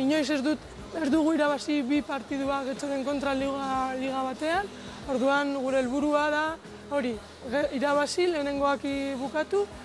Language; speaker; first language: Basque; non-native, local second language; Spanish